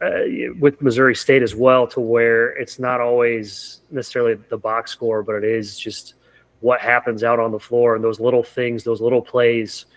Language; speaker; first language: English; native; English